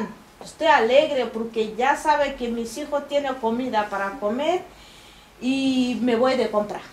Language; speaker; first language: Spanish; non-native, fluent; Bambara